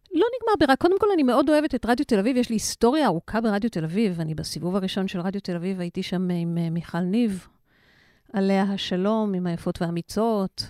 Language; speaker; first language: Hebrew; native; Hebrew